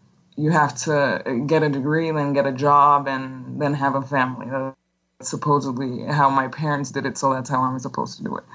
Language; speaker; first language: English; non-native, fluent; Spanish